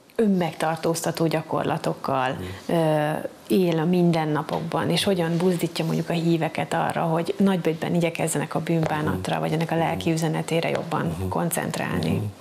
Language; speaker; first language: Hungarian; native; Hungarian